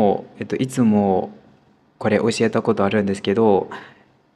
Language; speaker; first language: Japanese; non-native, fluent; Burmese